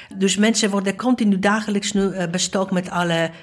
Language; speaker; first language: Dutch; non-native, fluent; Polish